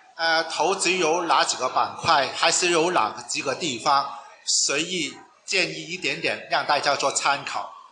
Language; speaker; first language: Chinese; non-native, local second language; Cantonese